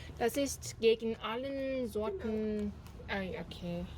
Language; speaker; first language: German; non-native, learner; Korean